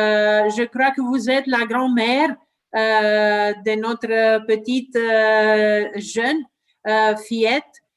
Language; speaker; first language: French; non-native, learner; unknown